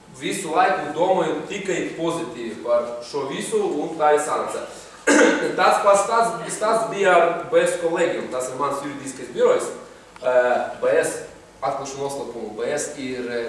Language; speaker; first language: Latvian; non-native, local second language; Russian